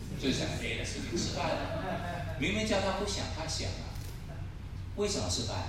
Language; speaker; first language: Chinese; non-native, local second language; Cantonese